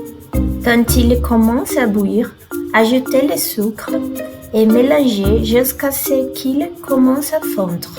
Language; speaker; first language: French; non-native, learner; Portuguese